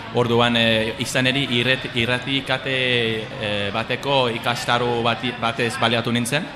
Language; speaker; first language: Basque; non-native, fluent; English